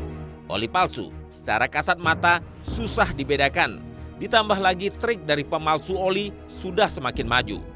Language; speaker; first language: Indonesian; native; Indonesian